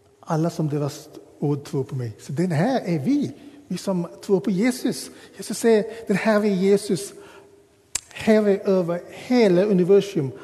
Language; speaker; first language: Swedish; non-native, fluent; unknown